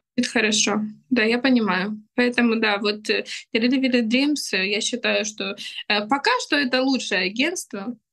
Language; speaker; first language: Russian; native; Russian